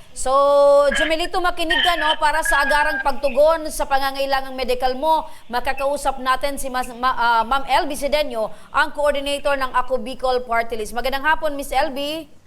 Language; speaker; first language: Filipino; non-native, local second language; Bikol